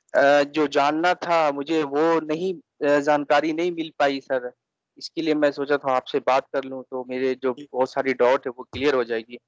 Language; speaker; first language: Hindi; native; Hindi